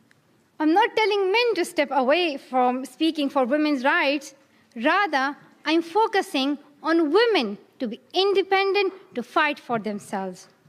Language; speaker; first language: English; non-native, local second language; Pashto